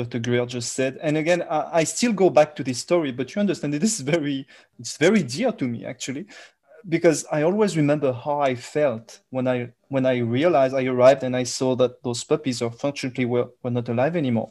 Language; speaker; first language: English; non-native, fluent; French